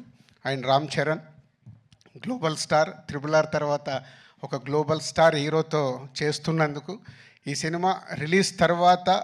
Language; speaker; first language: Telugu; native; Telugu